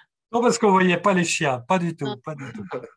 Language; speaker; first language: French; native; French